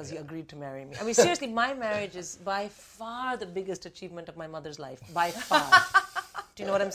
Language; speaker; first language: English; non-native, local second language; Hindi